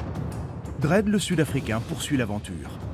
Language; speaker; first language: French; native; French